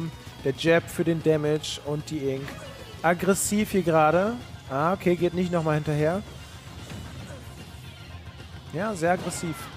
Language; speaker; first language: German; native; German